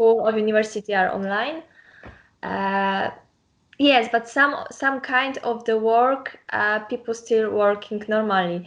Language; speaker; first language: English; non-native, learner; Polish